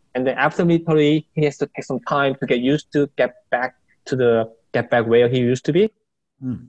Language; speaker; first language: English; non-native, fluent; Korean